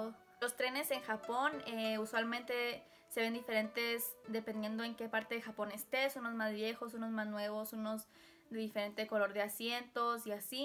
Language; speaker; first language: Spanish; early bilingual, heritage; Spanish